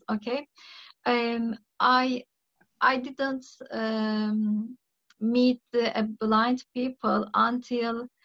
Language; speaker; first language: English; non-native, learner; Turkish